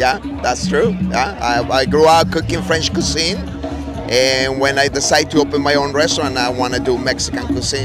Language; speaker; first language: English; non-native, fluent; Spanish